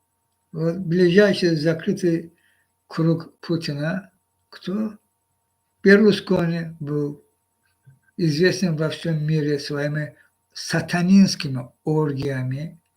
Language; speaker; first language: Russian; non-native, local second language; Azerbaijani